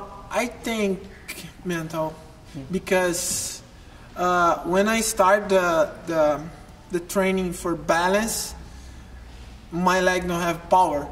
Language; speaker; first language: English; non-native, learner; Portuguese